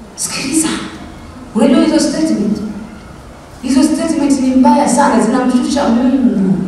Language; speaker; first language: English; non-native, local second language; Swahili